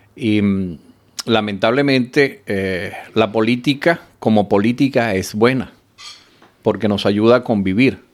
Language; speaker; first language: Spanish; native; Spanish